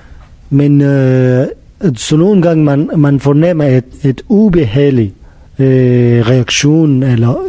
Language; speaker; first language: Danish; non-native, learner; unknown